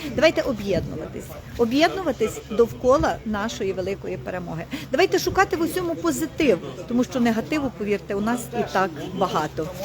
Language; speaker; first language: Ukrainian; native; Ukrainian